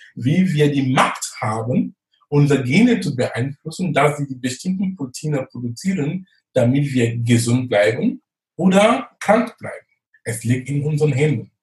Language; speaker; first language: German; non-native, fluent; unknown